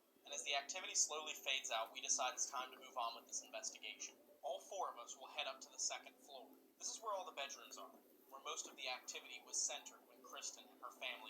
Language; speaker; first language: English; native; English